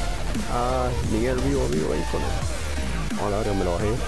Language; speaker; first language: Spanish; native; Spanish